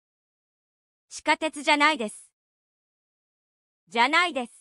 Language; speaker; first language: Japanese; non-native, learner; Filipino